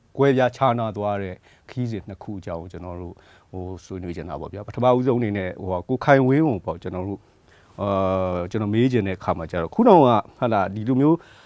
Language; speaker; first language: Burmese; native; Burmese